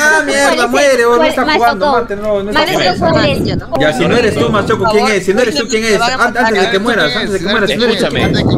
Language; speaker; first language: Spanish; native; Spanish